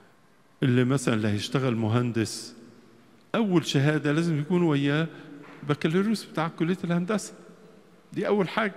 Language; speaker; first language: Arabic; native; Arabic